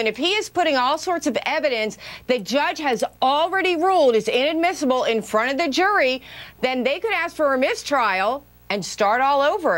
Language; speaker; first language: English; native; English